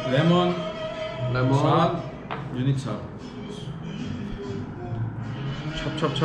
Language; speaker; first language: English; non-native, learner; Korean